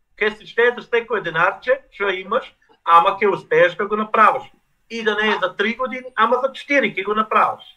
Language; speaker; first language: Macedonian; non-native, fluent; German